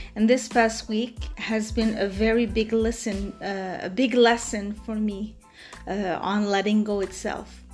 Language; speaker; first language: English; native; English